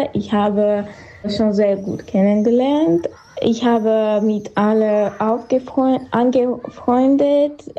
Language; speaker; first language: German; non-native, learner; Armenian